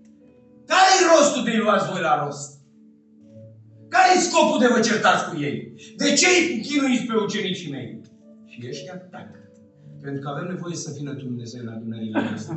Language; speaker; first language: Romanian; native; Romanian